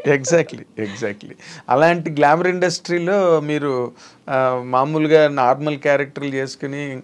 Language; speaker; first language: Telugu; native; Telugu